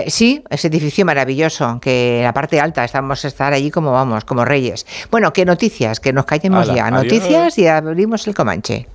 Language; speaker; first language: Spanish; native; Spanish